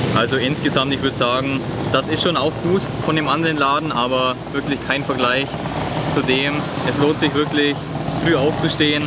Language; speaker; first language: German; native; German